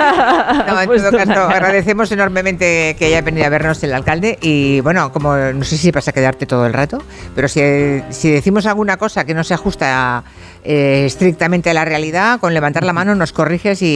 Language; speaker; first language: Spanish; native; Spanish